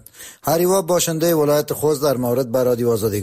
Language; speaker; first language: Persian; native; Persian